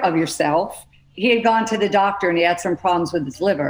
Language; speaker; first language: English; native; English